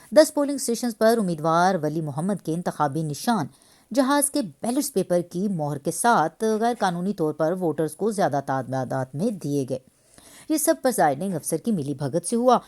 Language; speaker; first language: Urdu; native; Urdu